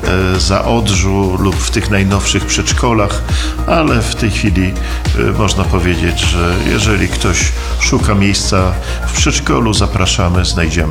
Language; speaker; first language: Polish; native; Polish